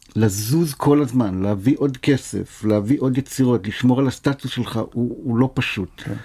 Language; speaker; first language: Hebrew; native; Hebrew